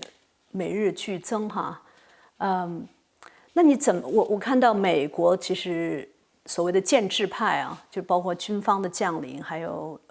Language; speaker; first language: Chinese; native; Chinese